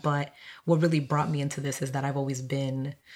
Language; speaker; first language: English; non-native, fluent; Spanish